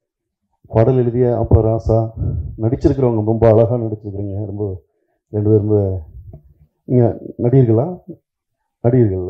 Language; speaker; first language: Tamil; native; Tamil